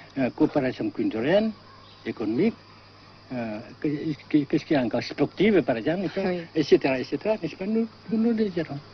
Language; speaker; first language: French; non-native, fluent; Vietnamese